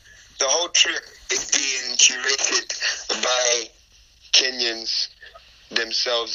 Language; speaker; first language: English; native; English